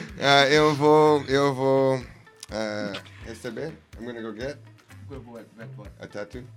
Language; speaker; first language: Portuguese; non-native, learner; English